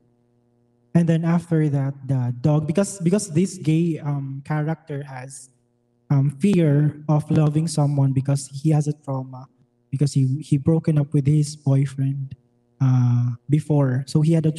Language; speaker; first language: English; non-native, local second language; Filipino